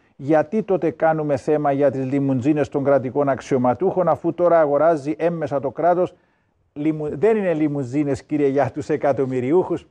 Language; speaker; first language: Greek; native; Greek